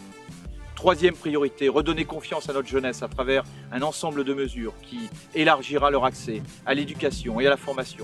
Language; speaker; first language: French; native; French